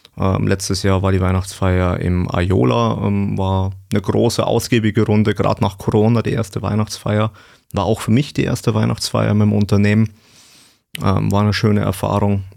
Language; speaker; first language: German; native; German